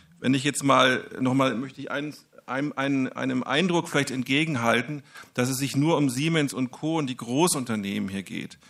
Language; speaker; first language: German; native; German